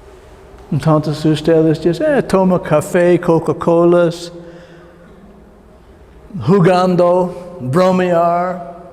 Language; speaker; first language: Spanish; non-native, learner; English